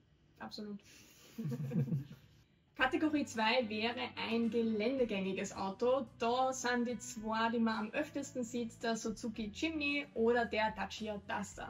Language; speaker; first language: German; native; German